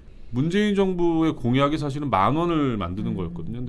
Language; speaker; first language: Korean; native; Korean